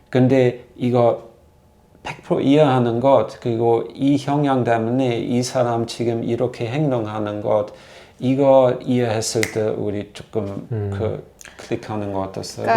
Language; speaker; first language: Korean; non-native, learner; German